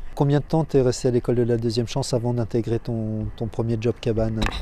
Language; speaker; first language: French; native; French